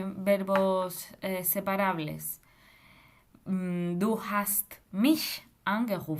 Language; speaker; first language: German; non-native, fluent; Spanish